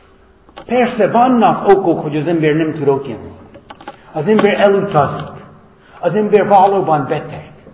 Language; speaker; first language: Hungarian; non-native, fluent; English